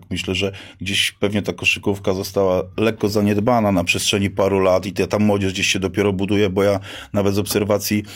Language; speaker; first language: Polish; native; Polish